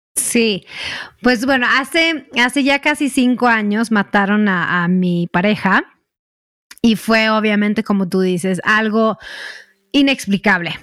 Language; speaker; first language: Spanish; non-native, fluent; Swedish